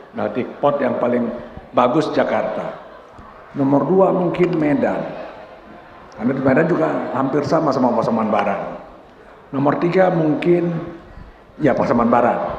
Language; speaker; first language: Indonesian; non-native, local second language; Minangkabau